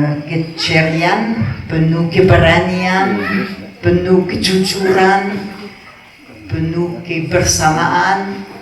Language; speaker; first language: Indonesian; non-native, fluent; French